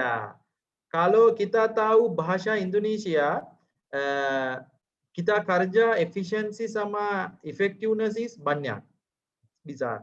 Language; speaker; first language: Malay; non-native, learner; Sinhala